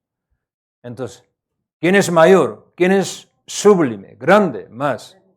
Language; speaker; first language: Spanish; non-native, learner; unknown